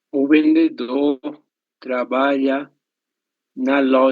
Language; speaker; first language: Portuguese; non-native, learner; Spanish